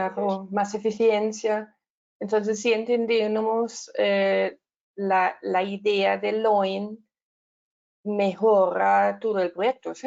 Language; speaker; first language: Spanish; non-native, learner; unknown